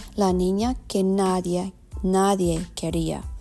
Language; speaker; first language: Spanish; non-native, learner; English